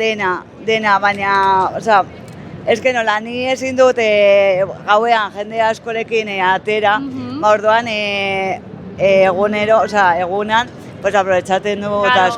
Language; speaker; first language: Basque; non-native, learner; Spanish